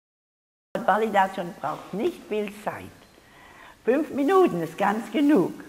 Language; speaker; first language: German; non-native, learner; English